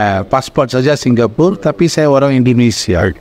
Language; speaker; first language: Indonesian; non-native, fluent; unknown